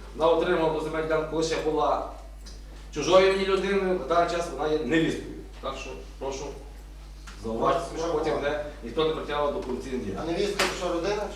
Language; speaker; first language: Ukrainian; native; Ukrainian